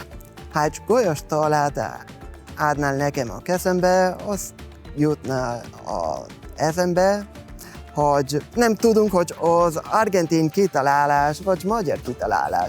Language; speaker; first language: Hungarian; non-native, fluent; Spanish